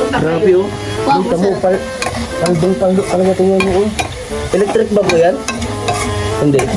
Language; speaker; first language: Filipino; non-native, local second language; Cebuano